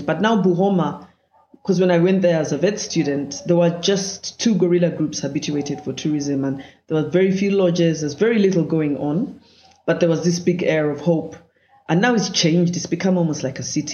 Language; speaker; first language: English; non-native, local second language; Ganda